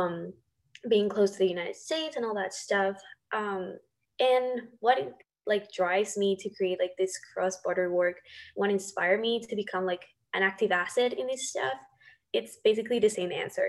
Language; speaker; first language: English; non-native, fluent; Spanish